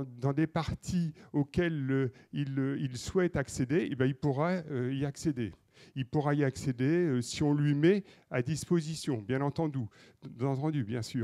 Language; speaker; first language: French; native; French